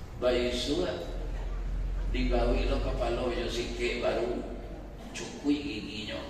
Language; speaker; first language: Malay; non-native, local second language; Minangkabau